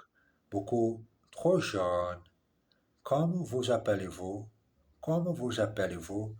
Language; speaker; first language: French; non-native, learner; English